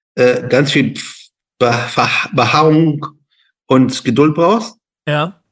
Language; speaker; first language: German; non-native, fluent; Persian